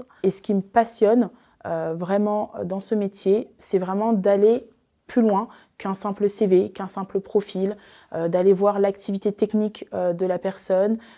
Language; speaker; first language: French; native; French